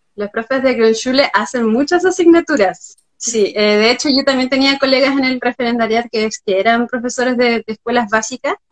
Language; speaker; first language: Spanish; native; Spanish